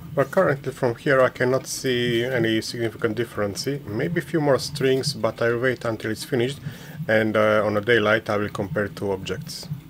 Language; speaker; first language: English; non-native, fluent; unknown